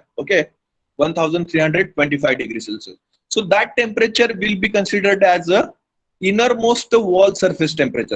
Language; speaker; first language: English; non-native, local second language; Hindi